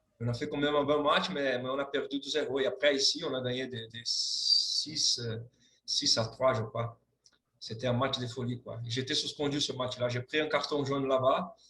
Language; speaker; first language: French; non-native, fluent; Portuguese